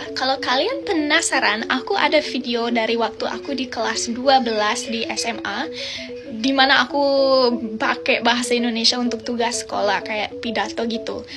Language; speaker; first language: Indonesian; non-native, fluent; English